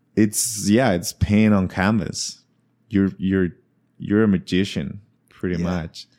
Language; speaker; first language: English; non-native, fluent; Spanish